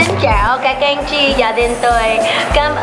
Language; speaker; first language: Vietnamese; non-native, learner; English